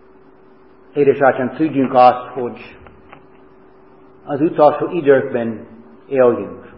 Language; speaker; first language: Hungarian; non-native, fluent; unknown